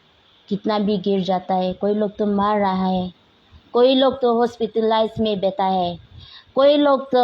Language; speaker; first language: Hindi; non-native, local second language; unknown